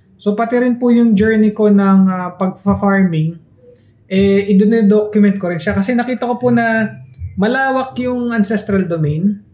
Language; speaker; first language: Filipino; non-native, local second language; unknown